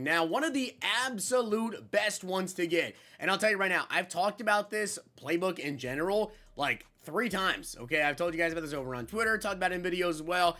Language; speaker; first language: English; native; English